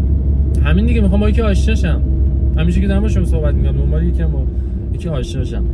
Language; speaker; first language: Persian; native; Persian